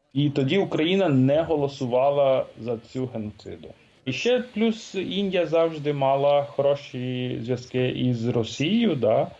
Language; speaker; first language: Ukrainian; non-native, fluent; Tamil